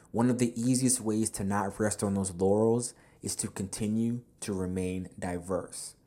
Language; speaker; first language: English; native; English